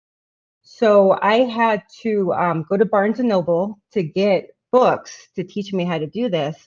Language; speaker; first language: English; native; English